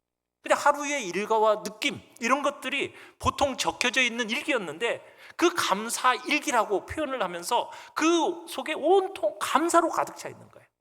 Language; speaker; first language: Korean; native; Korean